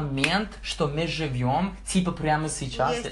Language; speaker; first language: Russian; non-native, learner; English